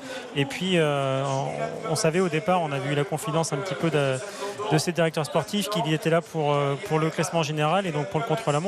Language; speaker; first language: French; native; French